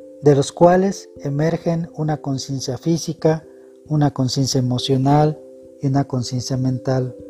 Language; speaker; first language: Spanish; native; Spanish